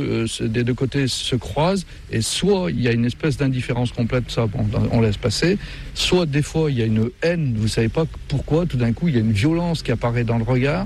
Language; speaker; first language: French; native; French